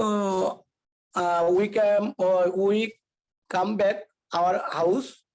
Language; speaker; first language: English; non-native, learner; Bangla